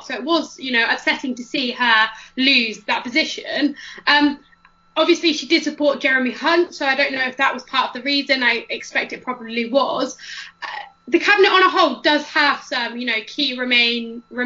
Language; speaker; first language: English; native; English